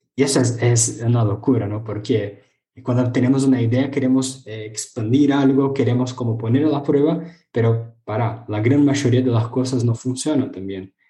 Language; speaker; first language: Spanish; non-native, fluent; Portuguese